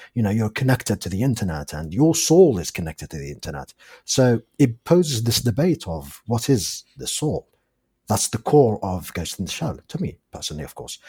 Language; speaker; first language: English; non-native, fluent; Arabic